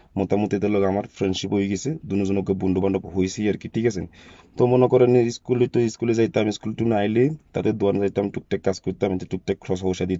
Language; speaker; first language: Bangla; non-native, fluent; Zulu